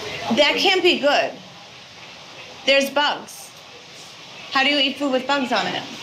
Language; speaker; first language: English; native; English